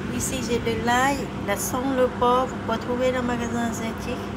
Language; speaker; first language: French; non-native, learner; Vietnamese